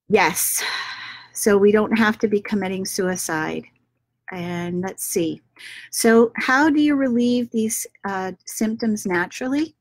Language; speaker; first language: English; native; English